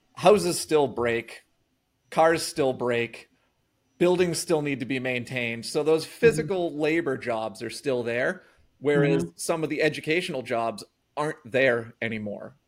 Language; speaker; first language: English; native; English